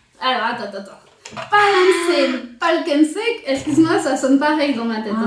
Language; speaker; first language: French; native; French